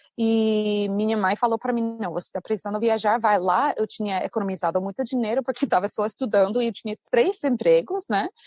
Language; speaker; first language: Portuguese; non-native, fluent; English